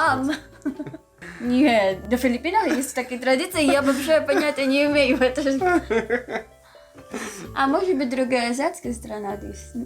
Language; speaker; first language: Russian; non-native, learner; Filipino